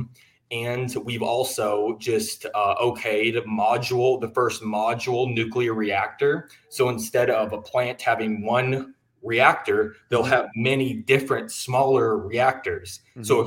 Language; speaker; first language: English; native; English